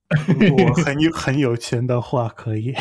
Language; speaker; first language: Chinese; non-native, fluent; English